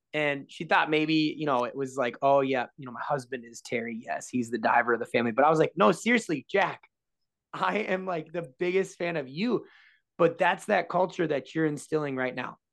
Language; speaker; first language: English; native; English